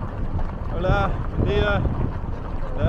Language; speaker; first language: Spanish; non-native, learner; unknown